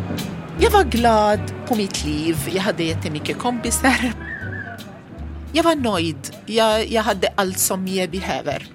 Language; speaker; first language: Swedish; non-native, learner; Arabic